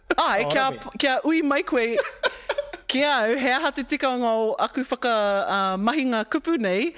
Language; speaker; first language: Māori; non-native, local second language; English